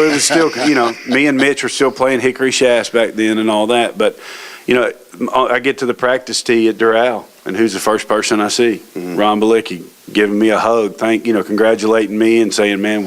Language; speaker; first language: English; native; English